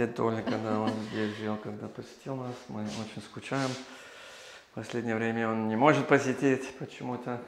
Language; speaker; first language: Russian; non-native, learner; English